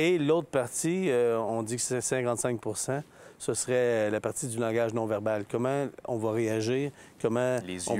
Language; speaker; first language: French; native; French